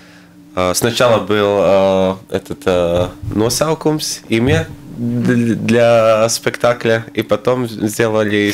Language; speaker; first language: Russian; non-native, local second language; Latvian